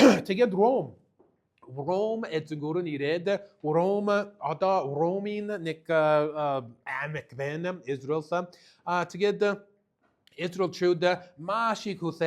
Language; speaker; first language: Mongolian; non-native, learner; English